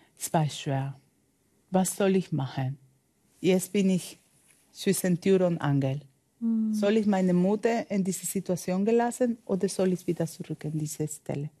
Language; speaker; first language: German; non-native, learner; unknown